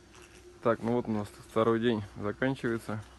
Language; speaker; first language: Russian; native; Russian